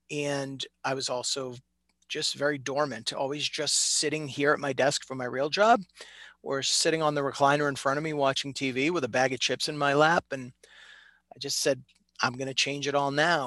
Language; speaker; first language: English; native; English